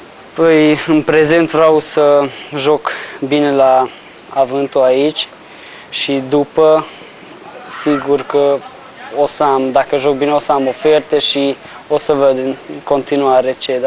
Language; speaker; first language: Romanian; non-native, local second language; Hungarian